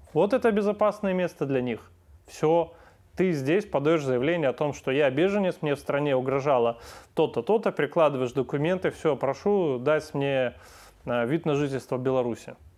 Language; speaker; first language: Russian; native; Russian